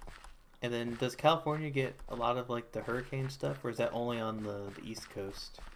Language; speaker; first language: English; native; English